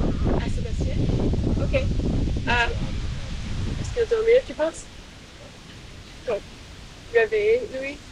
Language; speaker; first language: French; non-native, learner; English